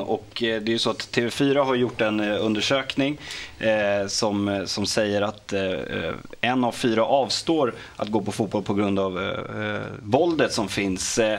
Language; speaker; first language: Swedish; native; Swedish